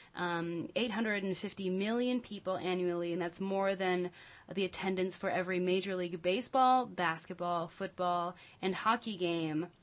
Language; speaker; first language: English; native; English